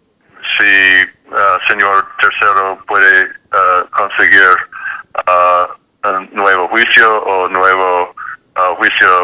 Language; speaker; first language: Spanish; non-native, fluent; English